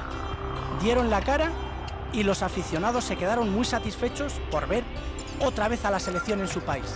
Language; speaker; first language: Spanish; native; Spanish